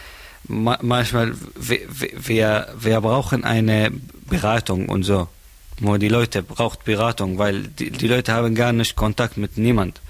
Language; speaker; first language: German; non-native, learner; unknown